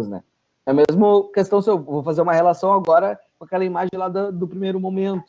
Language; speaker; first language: Portuguese; native; Portuguese